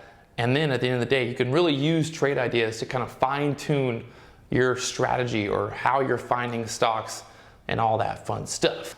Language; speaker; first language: English; native; English